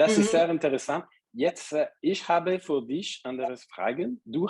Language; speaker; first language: German; non-native, learner; French